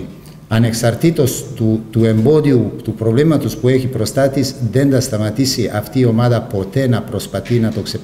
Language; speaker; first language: Greek; non-native, fluent; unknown